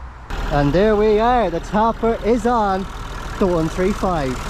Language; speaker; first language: English; native; English